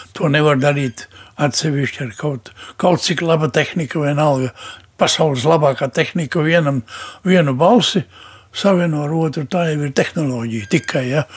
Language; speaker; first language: Latvian; native; Latvian